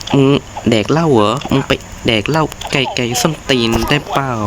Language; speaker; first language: Thai; native; Thai